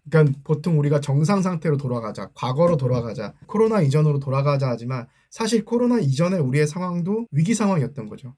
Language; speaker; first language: Korean; native; Korean